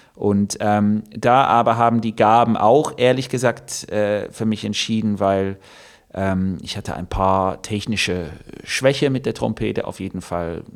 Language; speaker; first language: German; non-native, fluent; English